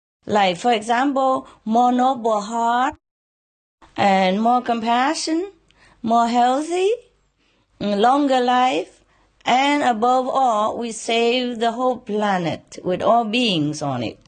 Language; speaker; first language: English; non-native, fluent; Vietnamese